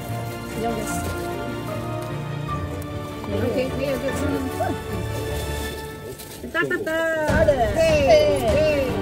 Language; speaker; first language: Chinese; non-native, learner; French